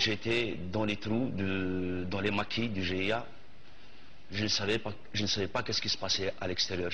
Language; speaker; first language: French; non-native, local second language; Kabyle